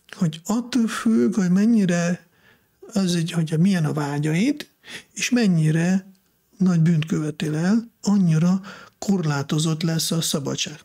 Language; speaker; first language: Hungarian; non-native, fluent; Russian